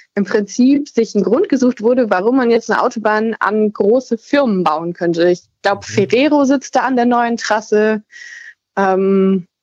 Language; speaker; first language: German; native; German